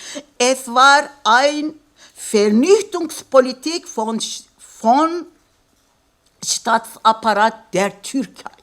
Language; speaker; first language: German; non-native, fluent; Kurdish